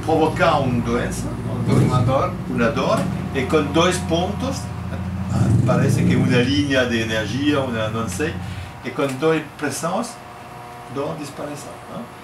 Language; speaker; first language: Spanish; non-native, learner; Portuguese